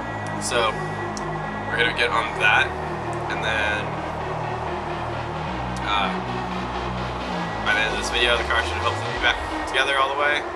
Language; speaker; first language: English; native; English